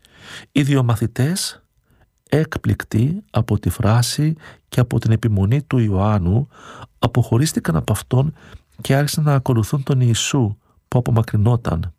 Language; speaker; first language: Greek; native; Greek